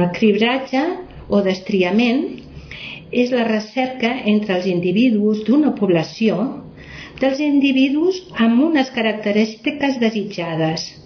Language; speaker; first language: Catalan; native; Catalan